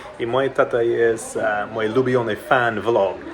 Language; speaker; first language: Polish; non-native, learner; English